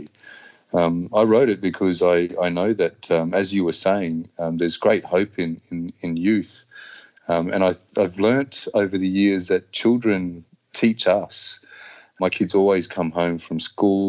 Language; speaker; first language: English; native; English